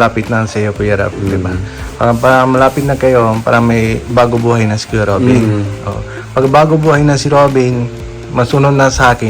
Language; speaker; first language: Filipino; non-native, learner; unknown